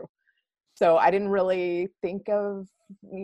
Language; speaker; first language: English; native; English